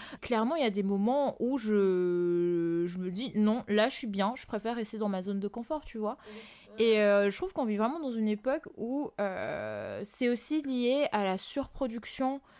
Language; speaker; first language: French; non-native, local second language; Malagasy